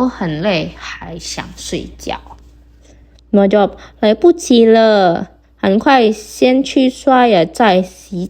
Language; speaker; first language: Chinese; non-native, fluent; Indonesian